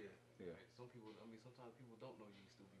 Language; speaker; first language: English; native; English